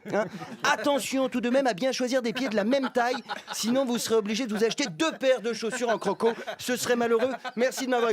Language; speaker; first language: French; native; French